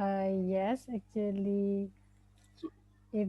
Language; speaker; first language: English; non-native, fluent; Indonesian